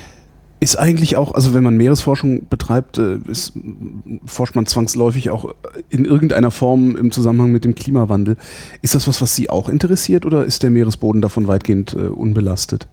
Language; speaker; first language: German; native; German